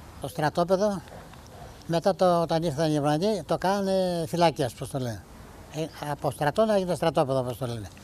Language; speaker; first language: Greek; early bilingual, heritage; Greek